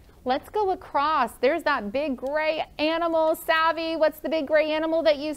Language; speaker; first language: English; native; English